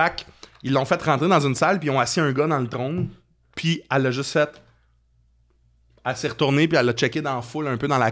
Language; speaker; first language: French; native; French